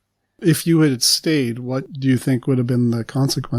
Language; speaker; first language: English; native; English